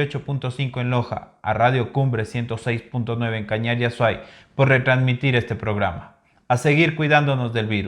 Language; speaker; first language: Spanish; native; Spanish